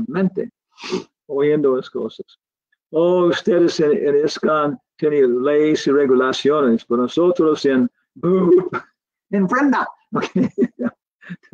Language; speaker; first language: Spanish; non-native, learner; English